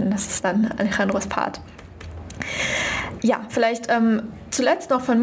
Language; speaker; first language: German; native; German